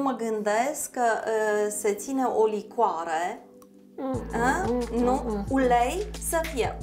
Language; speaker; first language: Romanian; native; Romanian